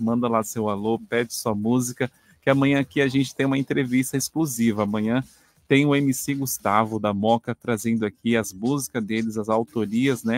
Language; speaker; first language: Portuguese; native; Portuguese